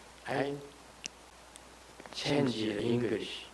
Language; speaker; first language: English; non-native, learner; Chinese